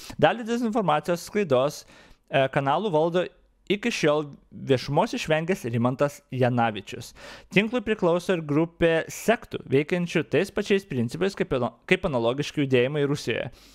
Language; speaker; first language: Lithuanian; native; Lithuanian